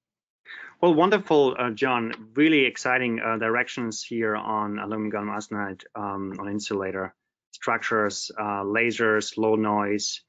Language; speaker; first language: English; non-native, fluent; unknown